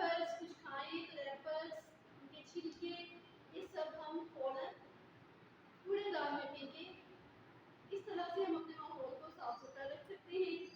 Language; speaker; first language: Urdu; native; Urdu